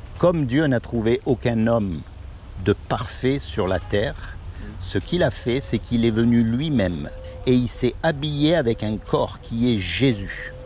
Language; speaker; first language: French; native; French